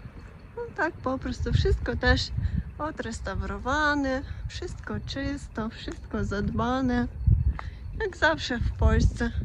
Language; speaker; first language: Polish; non-native, fluent; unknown